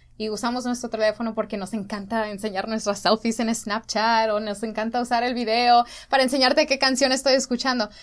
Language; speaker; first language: Spanish; early bilingual, other home language; English